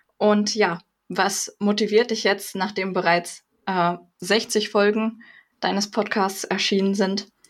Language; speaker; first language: German; native; German